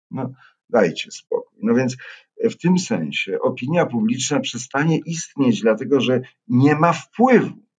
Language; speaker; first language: Polish; native; Polish